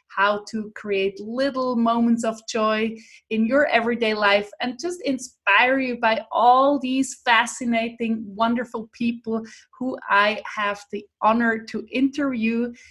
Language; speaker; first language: English; non-native, fluent; Swiss German